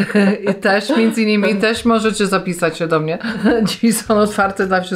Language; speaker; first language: Polish; non-native, fluent; English